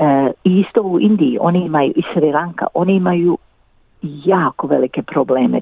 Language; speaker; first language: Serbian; early bilingual, heritage; English